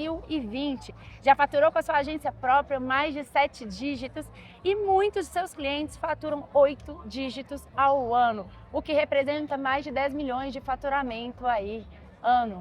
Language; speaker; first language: Portuguese; native; Portuguese